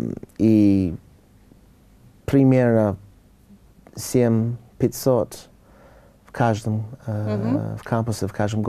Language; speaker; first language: Russian; non-native, learner; English